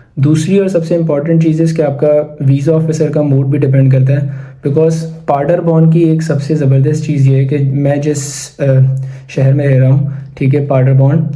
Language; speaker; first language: Urdu; native; Urdu